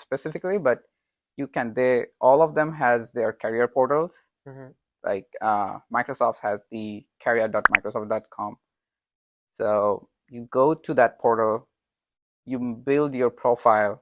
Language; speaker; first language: English; non-native, local second language; Bangla